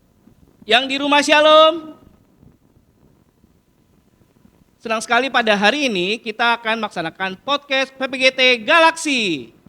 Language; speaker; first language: Indonesian; native; Indonesian